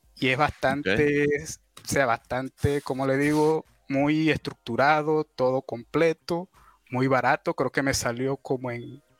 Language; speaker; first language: Spanish; native; Spanish